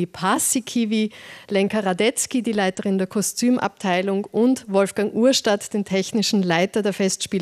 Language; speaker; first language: German; native; German